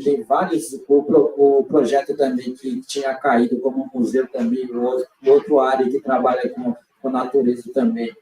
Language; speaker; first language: Portuguese; non-native, local second language; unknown